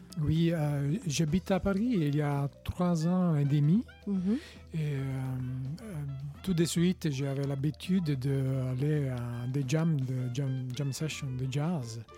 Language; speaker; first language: French; non-native, learner; Italian